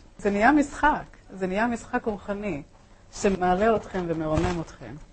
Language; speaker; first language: Hebrew; early bilingual, other home language; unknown